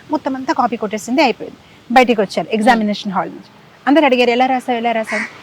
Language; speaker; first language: Telugu; non-native, fluent; Gujarati